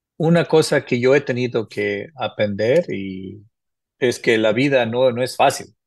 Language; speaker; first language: Spanish; native; Spanish